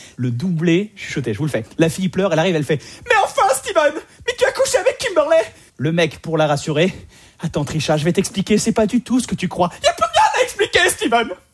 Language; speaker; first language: French; native; French